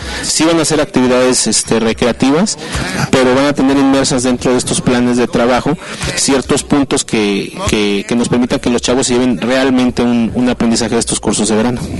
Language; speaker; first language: Spanish; native; Spanish